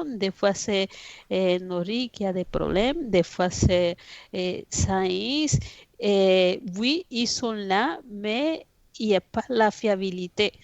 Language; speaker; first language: French; non-native, fluent; Spanish